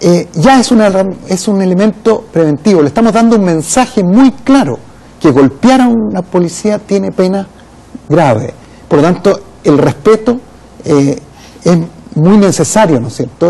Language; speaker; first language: Spanish; native; Spanish